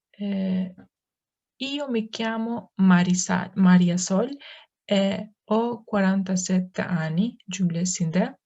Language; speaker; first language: Italian; non-native, fluent; Turkish